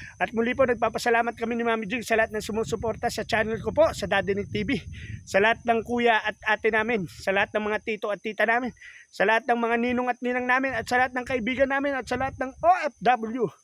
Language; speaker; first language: Filipino; native; Filipino